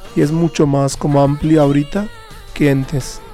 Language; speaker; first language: Spanish; non-native, fluent; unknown